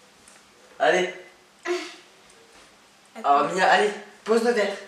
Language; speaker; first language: French; native; French